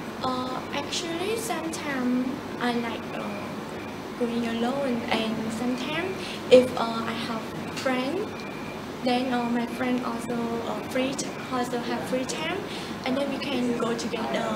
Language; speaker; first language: English; non-native, learner; Khmer